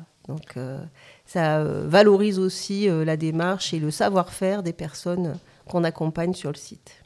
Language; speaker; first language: French; native; French